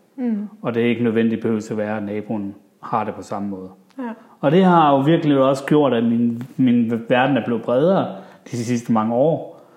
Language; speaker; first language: Danish; early bilingual, other home language; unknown